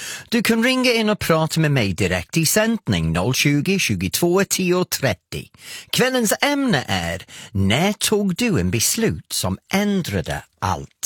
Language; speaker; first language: Swedish; non-native, fluent; English